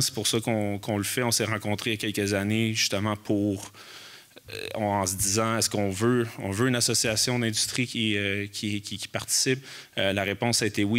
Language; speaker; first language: French; native; French